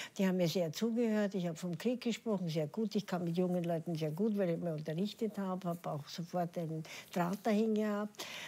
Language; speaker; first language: German; native; German